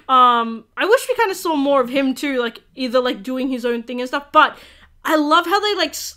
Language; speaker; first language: English; native; English